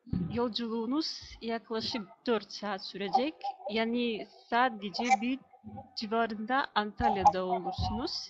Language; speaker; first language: Turkish; non-native, learner; Russian